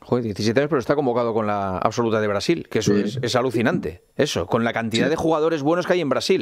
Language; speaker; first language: Spanish; native; Spanish